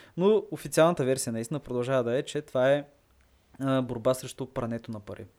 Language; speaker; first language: Bulgarian; native; Bulgarian